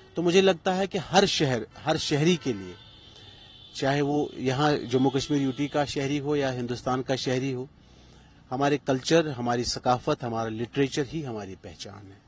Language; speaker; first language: Hindi; non-native, local second language; Kashmiri